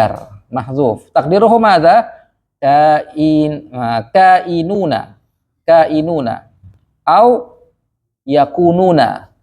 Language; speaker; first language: Arabic; non-native, fluent; Indonesian